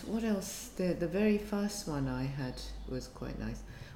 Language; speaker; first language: English; non-native, fluent; Japanese